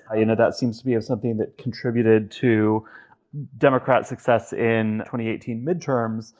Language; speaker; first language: English; native; English